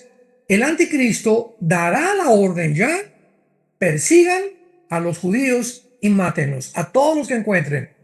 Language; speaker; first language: Spanish; native; Spanish